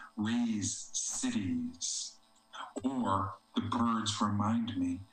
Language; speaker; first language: English; native; English